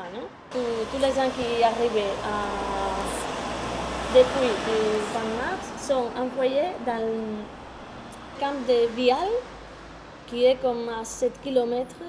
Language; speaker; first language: French; non-native, fluent; Spanish